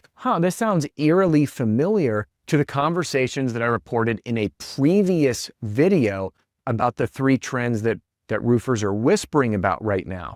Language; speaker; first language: English; native; English